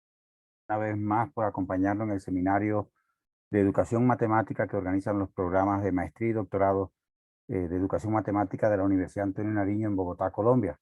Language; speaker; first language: Spanish; native; Spanish